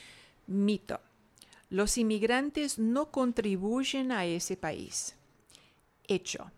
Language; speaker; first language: Spanish; non-native, fluent; English